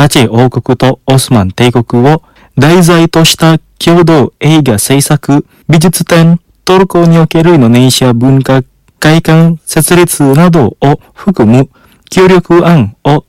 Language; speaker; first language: Japanese; non-native, fluent; Indonesian